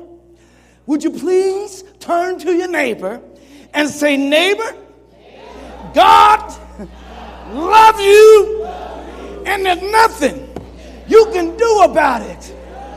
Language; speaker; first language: English; native; English